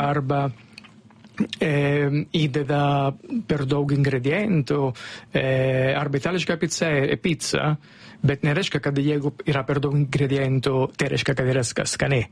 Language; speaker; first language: Lithuanian; non-native, learner; Italian